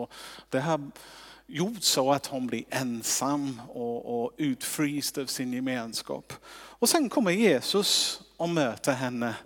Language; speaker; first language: Swedish; non-native, fluent; English